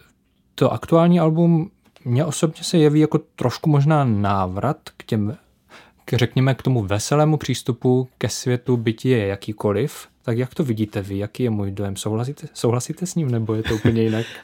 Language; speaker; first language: Czech; native; Czech